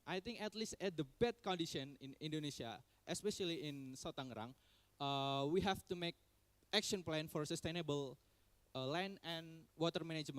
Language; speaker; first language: English; non-native, learner; Indonesian